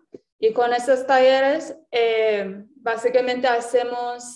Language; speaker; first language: Spanish; non-native, fluent; English